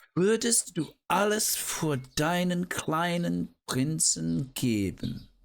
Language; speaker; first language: German; non-native, learner; English